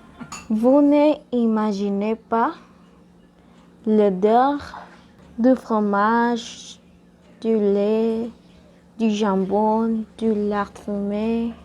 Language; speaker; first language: French; non-native, learner; Spanish